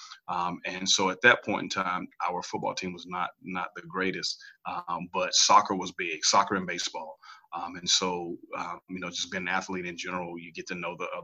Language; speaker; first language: English; native; English